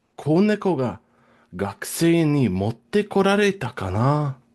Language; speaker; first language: Japanese; non-native, fluent; English